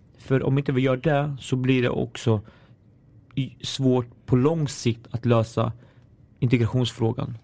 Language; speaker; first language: Swedish; early bilingual, other home language; Arabic